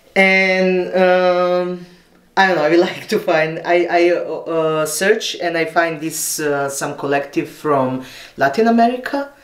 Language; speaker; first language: English; non-native, learner; Serbian